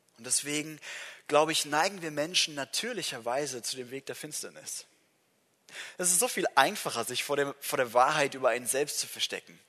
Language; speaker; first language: German; non-native, fluent; English